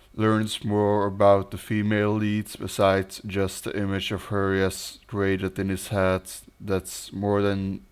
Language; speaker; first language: English; non-native, fluent; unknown